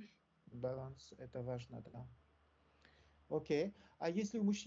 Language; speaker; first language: Russian; non-native, learner; French